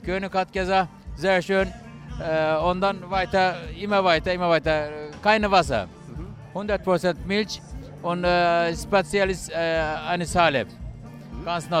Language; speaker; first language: German; non-native, learner; Turkish